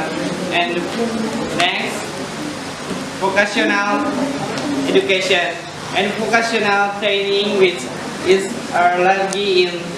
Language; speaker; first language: English; non-native, learner; Indonesian